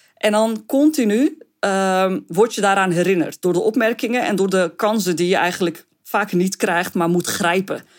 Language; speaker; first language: Dutch; early bilingual, other home language; Arabic